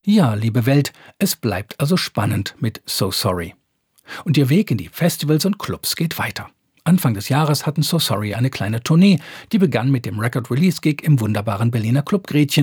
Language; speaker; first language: German; native; German